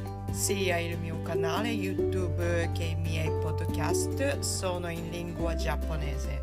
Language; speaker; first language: Italian; non-native, fluent; Japanese